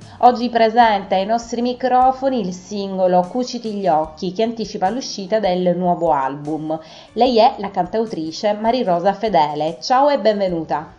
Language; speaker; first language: Italian; native; Italian